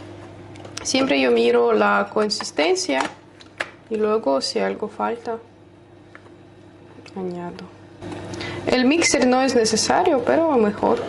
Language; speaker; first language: Spanish; non-native, learner; Russian